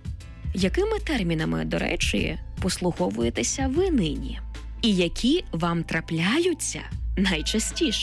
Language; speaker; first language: Ukrainian; native; Ukrainian